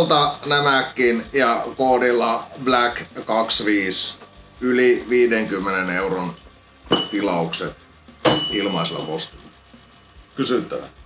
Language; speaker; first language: Finnish; native; Finnish